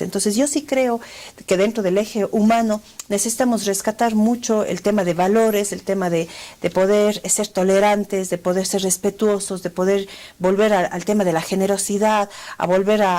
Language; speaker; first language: Spanish; native; Spanish